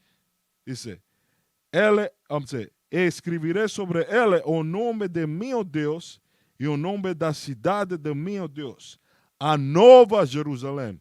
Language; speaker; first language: Portuguese; non-native, fluent; Spanish